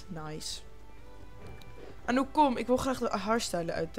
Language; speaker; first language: Dutch; native; Dutch